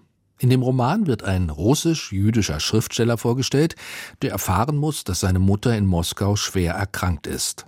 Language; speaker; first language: German; native; German